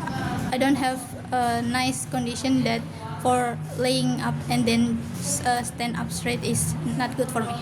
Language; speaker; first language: English; non-native, learner; Indonesian